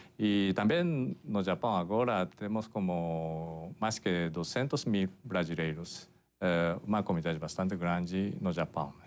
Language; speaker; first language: Portuguese; non-native, fluent; Japanese